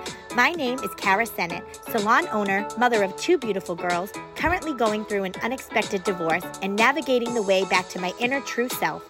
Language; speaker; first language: English; native; English